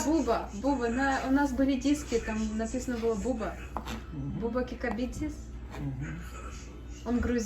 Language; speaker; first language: Russian; early bilingual, heritage; English